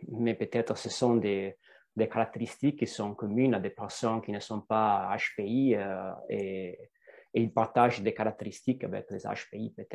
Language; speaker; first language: French; non-native, fluent; Italian